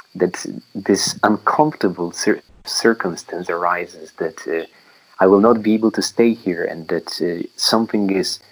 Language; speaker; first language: English; non-native, fluent; Polish